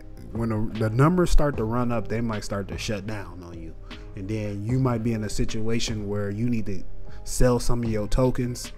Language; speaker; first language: English; native; English